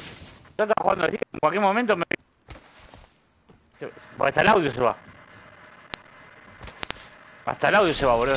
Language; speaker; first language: Spanish; native; Spanish